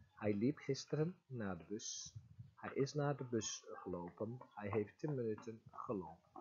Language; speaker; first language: Dutch; non-native, fluent; Turkish